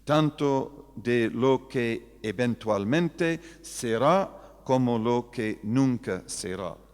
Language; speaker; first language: Spanish; non-native, fluent; English